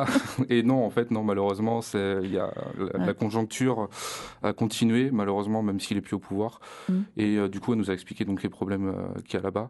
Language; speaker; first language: French; native; French